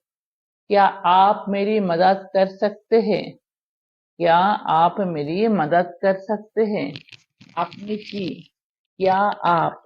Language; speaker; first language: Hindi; non-native, local second language; Bangla